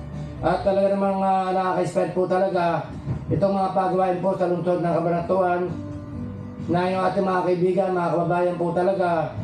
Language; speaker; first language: Filipino; native; Filipino